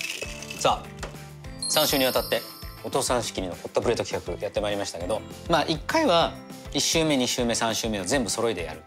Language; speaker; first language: Japanese; native; Japanese